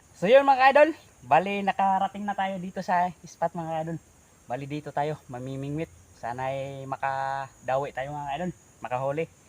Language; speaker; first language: Filipino; non-native, local second language; Cebuano